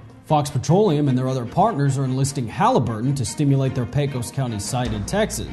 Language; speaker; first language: English; native; English